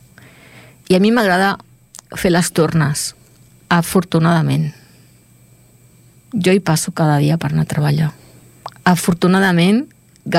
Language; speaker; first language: Catalan; native; Catalan